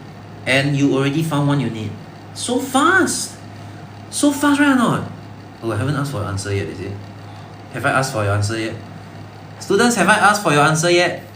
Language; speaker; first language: English; non-native, local second language; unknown